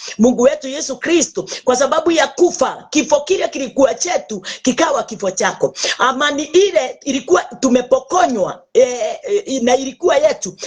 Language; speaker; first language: Swahili; non-native, local second language; Kikuyu